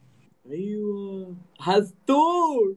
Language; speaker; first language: Arabic; native; Arabic